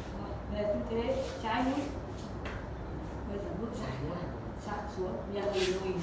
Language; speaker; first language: Vietnamese; native; Vietnamese